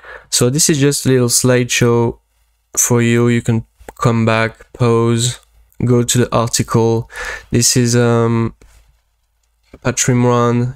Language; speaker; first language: English; non-native, fluent; French